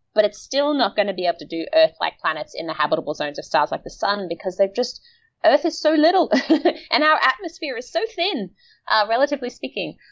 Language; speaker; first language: English; native; English